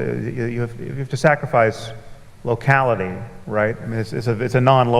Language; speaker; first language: English; native; English